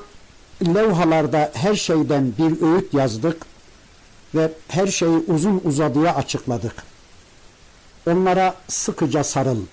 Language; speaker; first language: Turkish; native; Turkish